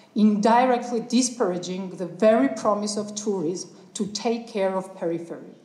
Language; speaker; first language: English; non-native, fluent; Georgian